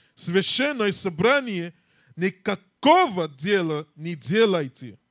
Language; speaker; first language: Russian; non-native, learner; English